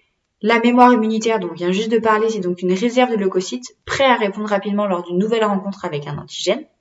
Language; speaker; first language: French; native; French